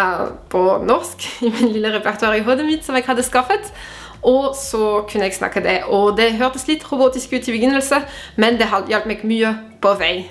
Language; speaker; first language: Norwegian; non-native, fluent; French